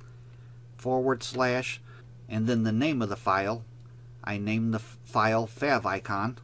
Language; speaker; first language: English; native; English